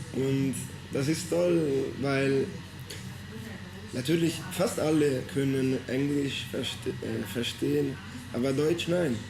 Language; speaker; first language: German; non-native, fluent; Italian